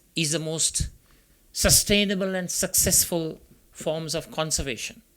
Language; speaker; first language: English; non-native, local second language; Sinhala